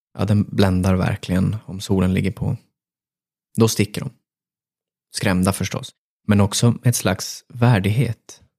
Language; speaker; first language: Swedish; native; Swedish